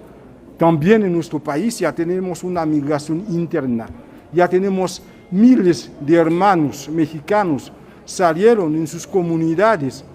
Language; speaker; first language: Spanish; non-native, fluent; Haitian Creole